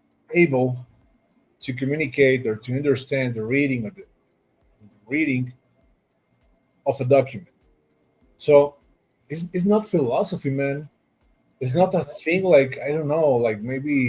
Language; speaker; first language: English; non-native, fluent; Spanish